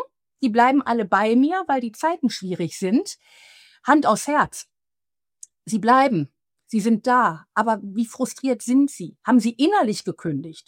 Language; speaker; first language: German; native; German